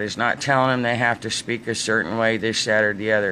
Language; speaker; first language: English; native; English